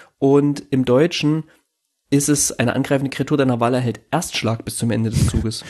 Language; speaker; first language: German; native; German